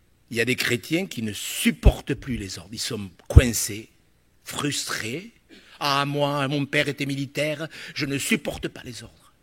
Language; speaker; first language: French; native; French